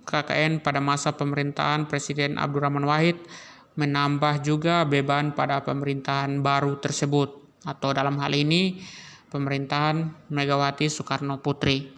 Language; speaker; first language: Indonesian; native; Indonesian